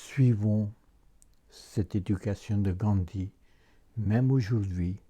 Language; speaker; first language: French; non-native, fluent; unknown